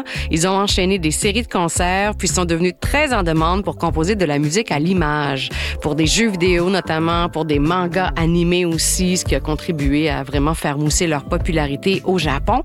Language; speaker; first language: French; native; French